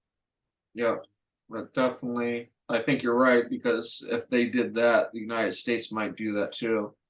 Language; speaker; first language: English; native; English